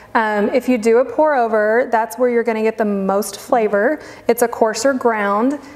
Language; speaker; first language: English; native; English